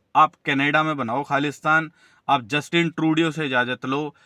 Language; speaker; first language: Hindi; non-native, local second language; Punjabi